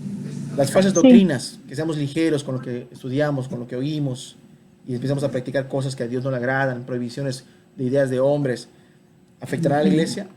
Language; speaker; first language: Spanish; native; Spanish